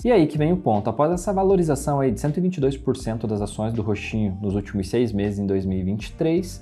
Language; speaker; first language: Portuguese; native; Portuguese